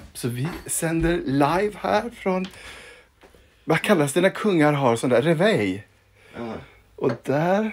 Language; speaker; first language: Swedish; native; Swedish